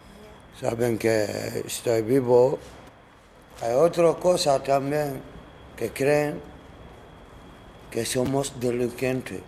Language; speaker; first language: Spanish; non-native, learner; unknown